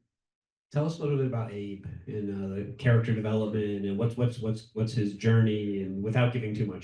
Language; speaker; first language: English; native; English